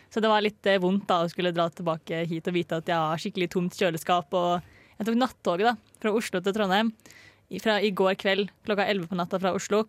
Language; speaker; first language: Norwegian; native; Norwegian